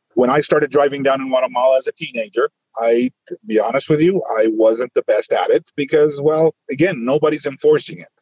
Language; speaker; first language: English; non-native, fluent; Spanish